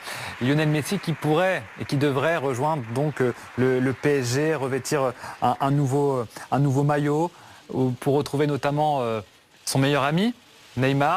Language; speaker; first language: French; native; French